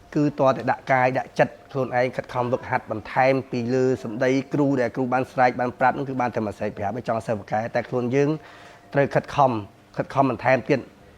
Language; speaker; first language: Khmer; native; Khmer